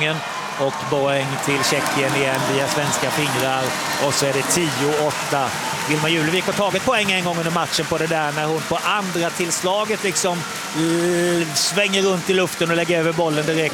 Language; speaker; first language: Swedish; native; Swedish